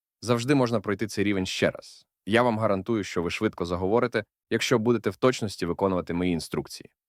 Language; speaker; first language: Ukrainian; native; Ukrainian